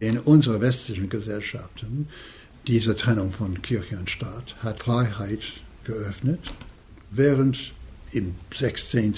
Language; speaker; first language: German; non-native, fluent; English